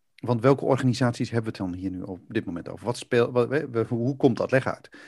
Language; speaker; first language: Dutch; native; Dutch